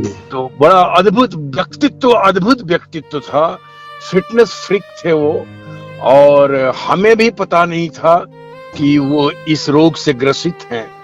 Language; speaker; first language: Hindi; native; Hindi